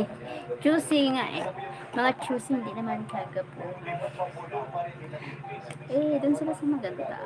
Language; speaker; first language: Filipino; non-native, local second language; Bikol